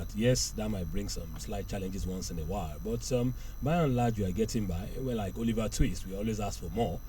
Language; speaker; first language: English; non-native, local second language; Yoruba